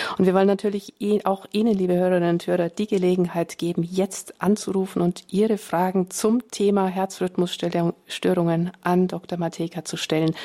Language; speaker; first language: German; native; German